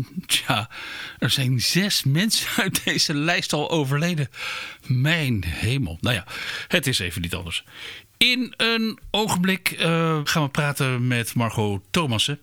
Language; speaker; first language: Dutch; native; Dutch